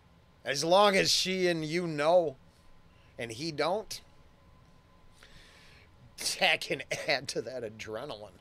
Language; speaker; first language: English; native; English